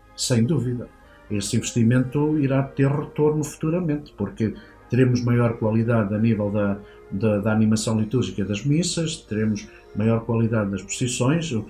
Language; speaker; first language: Portuguese; native; Portuguese